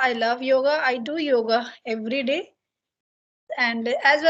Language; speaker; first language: English; non-native, learner; Hindi